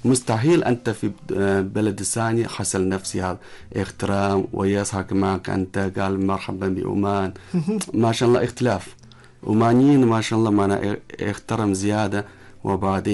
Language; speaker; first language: Arabic; non-native, learner; Chinese